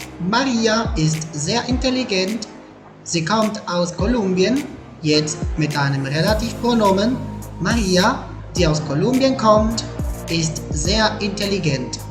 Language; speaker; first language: German; non-native, fluent; Spanish